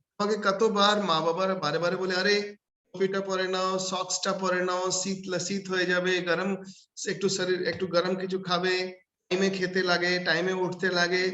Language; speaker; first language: Bangla; non-native, local second language; Hindi